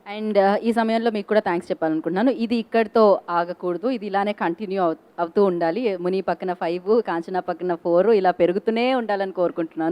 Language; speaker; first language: Telugu; native; Telugu